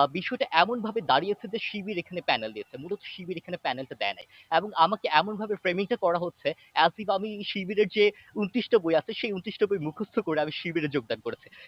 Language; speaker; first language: Bangla; non-native, local second language; Chakma